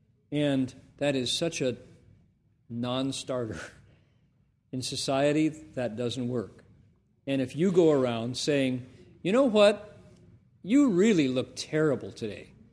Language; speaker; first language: English; native; English